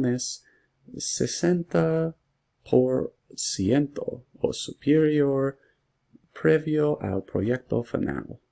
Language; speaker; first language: Spanish; non-native, learner; English